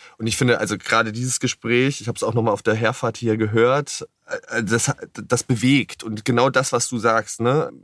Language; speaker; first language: German; native; German